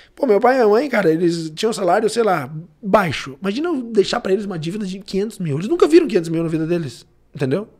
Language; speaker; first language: Portuguese; early bilingual, other home language; Italian